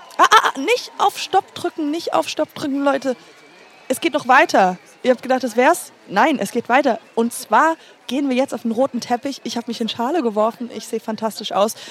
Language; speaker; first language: German; native; German